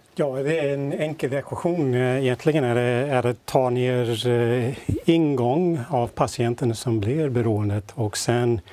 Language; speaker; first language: Swedish; non-native, fluent; English